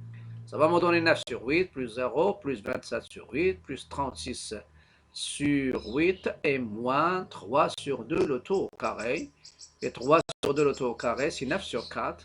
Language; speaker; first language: French; non-native, local second language; Arabic